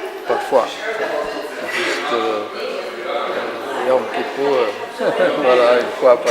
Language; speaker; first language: French; non-native, fluent; Italian